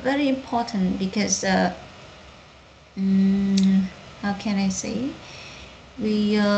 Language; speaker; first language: English; non-native, learner; Vietnamese